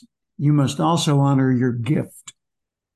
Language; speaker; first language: English; native; English